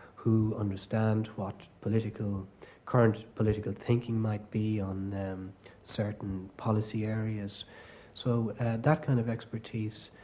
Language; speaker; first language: English; native; English